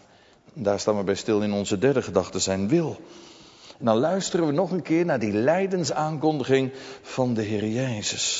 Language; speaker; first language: Dutch; native; Dutch